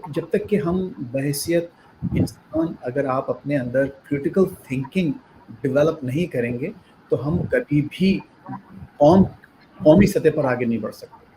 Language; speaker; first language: Urdu; native; Urdu